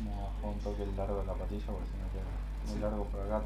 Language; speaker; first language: Spanish; native; Spanish